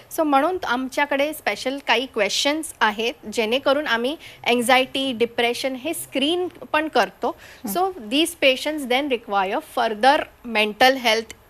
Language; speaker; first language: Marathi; non-native, local second language; Konkani